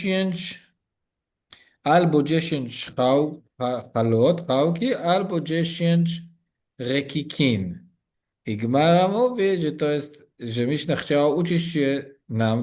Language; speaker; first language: Polish; non-native, learner; Hebrew